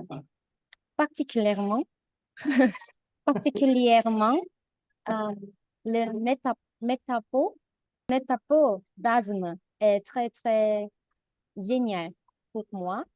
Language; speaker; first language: French; non-native, learner; Korean